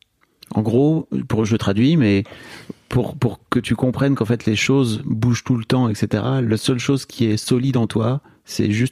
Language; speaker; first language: French; native; French